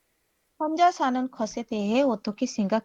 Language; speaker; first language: Korean; non-native, learner; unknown